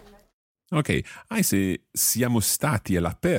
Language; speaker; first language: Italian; non-native, fluent; English